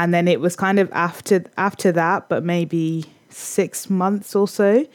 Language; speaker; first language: English; native; English